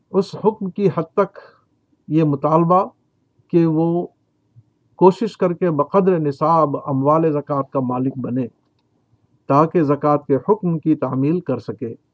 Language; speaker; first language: Urdu; native; Urdu